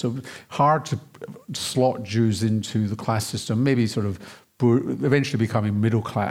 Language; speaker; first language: English; native; English